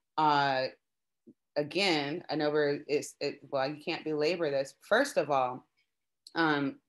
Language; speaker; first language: English; native; English